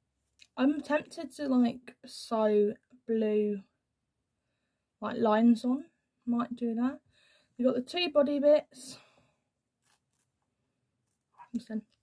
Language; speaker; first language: English; native; English